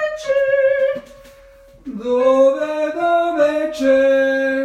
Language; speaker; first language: Italian; non-native, learner; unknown